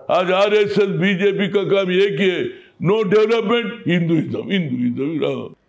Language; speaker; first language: Hindi; non-native, local second language; Telugu